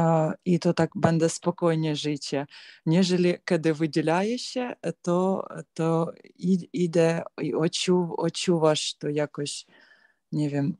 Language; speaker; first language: Polish; non-native, learner; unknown